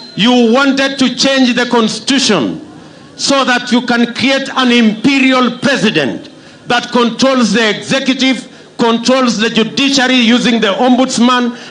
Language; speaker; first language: English; non-native, local second language; Kalenjin